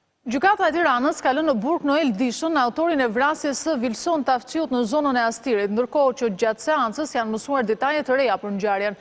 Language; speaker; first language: Albanian; native; Albanian